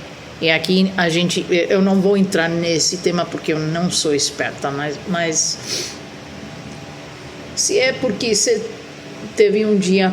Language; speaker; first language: Portuguese; non-native, fluent; Spanish